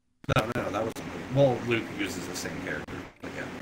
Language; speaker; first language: English; native; English